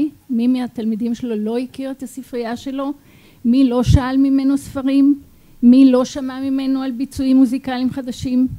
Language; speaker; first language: Hebrew; native; Hebrew